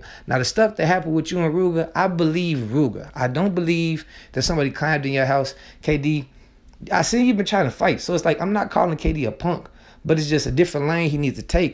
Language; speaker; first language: English; native; English